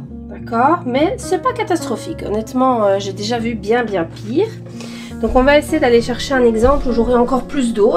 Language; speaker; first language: French; native; French